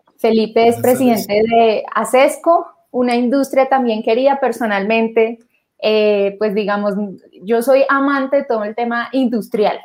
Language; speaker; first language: Spanish; native; Spanish